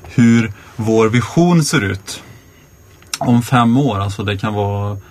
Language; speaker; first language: Swedish; native; Swedish